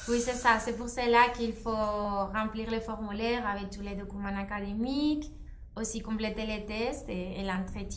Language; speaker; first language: French; non-native, fluent; Spanish